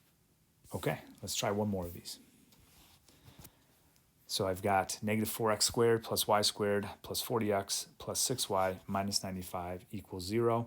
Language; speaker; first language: English; native; English